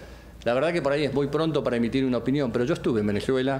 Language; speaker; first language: Spanish; native; Spanish